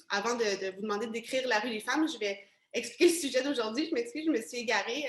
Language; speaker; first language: French; native; French